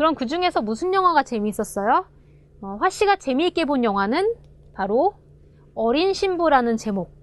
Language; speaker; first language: Korean; native; Korean